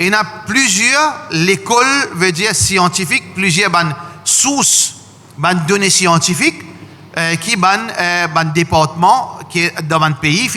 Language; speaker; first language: French; non-native, learner; Morisyen